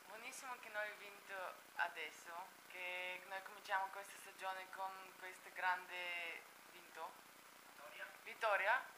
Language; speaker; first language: Italian; non-native, learner; Bulgarian